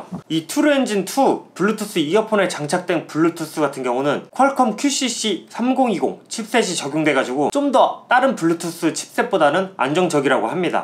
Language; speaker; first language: Korean; native; Korean